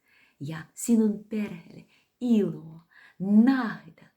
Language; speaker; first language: Finnish; non-native, fluent; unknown